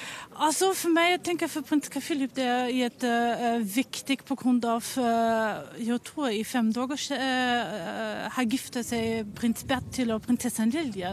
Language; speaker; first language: Swedish; non-native, learner; German